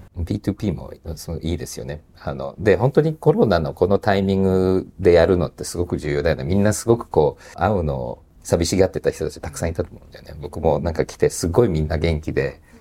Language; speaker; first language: Japanese; native; Japanese